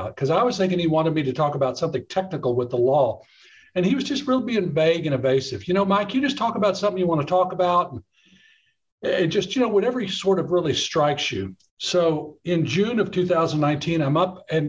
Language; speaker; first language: English; native; English